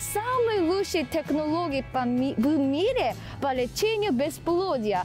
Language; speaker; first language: Russian; non-native, fluent; Korean